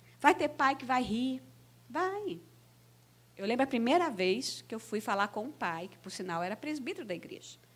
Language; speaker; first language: Portuguese; native; Portuguese